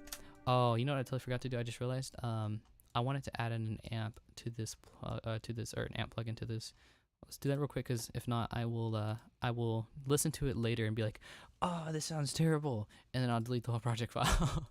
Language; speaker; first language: English; native; English